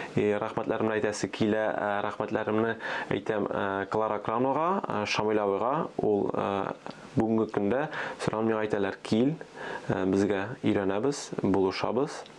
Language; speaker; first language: Tatar; early bilingual, other home language; Armenian